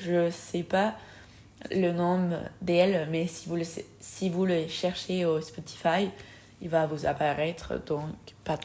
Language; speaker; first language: French; non-native, fluent; Spanish